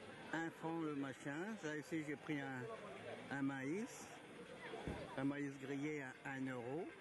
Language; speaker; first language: French; native; French